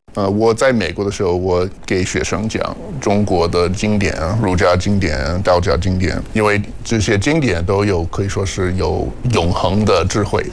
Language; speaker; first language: Chinese; non-native, fluent; English